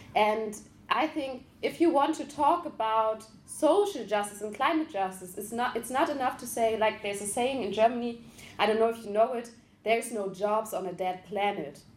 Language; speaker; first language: English; non-native, fluent; German